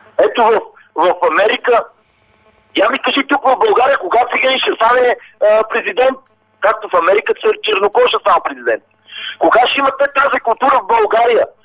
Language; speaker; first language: Bulgarian; non-native, local second language; Romany